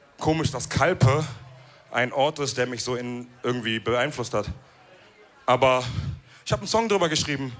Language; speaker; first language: German; early bilingual, other home language; Wolof